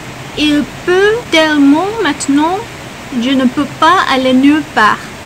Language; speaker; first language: French; non-native, learner; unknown